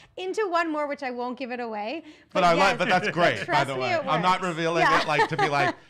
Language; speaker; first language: English; native; English